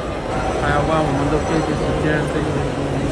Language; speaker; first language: Chinese; non-native, fluent; Hindi